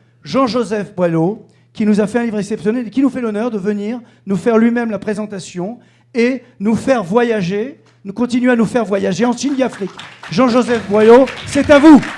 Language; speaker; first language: French; native; French